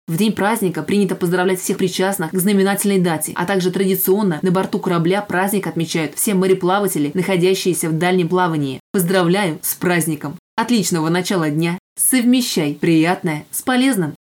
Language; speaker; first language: Russian; native; Russian